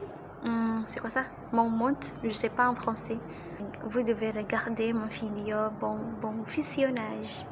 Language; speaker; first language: French; non-native, learner; Indonesian